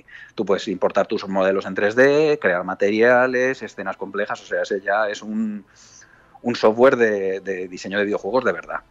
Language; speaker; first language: Spanish; native; Spanish